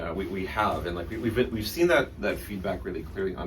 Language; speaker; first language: English; native; English